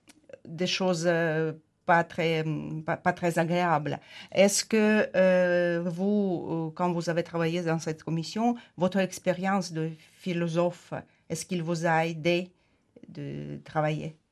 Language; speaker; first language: French; non-native, fluent; Ukrainian